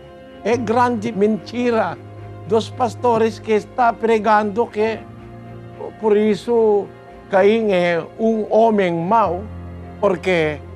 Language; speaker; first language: Portuguese; non-native, learner; Filipino